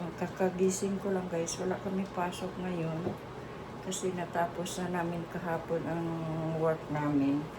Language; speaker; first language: Filipino; non-native, local second language; Cebuano